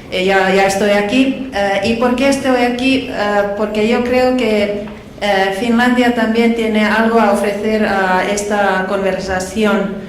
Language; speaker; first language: Spanish; non-native, fluent; Finnish